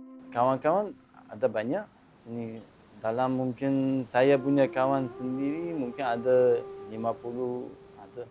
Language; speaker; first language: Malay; non-native, learner; Uzbek